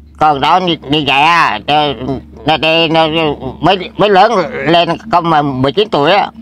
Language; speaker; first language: Vietnamese; non-native, local second language; Eastern Cham